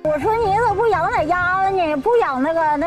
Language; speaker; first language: Chinese; native; Chinese